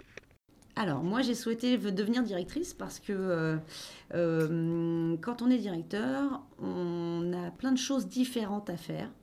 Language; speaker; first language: French; native; French